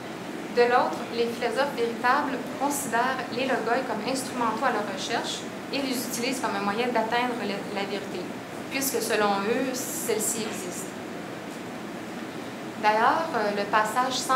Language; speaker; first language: French; native; French